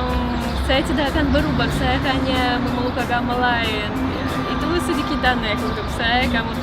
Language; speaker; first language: Indonesian; non-native, learner; Russian